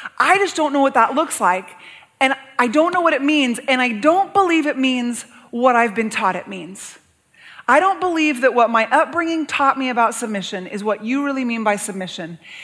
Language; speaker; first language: English; native; English